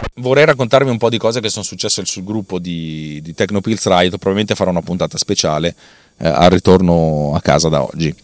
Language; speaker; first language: Italian; native; Italian